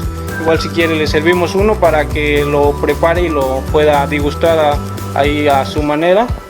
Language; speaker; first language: Spanish; native; Spanish